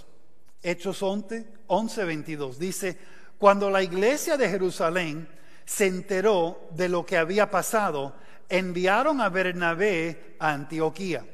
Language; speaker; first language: Spanish; non-native, fluent; English